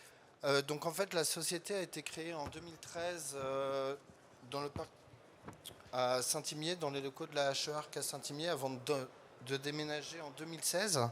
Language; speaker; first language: French; native; French